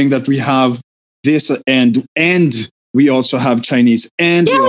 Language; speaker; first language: English; non-native, fluent; Spanish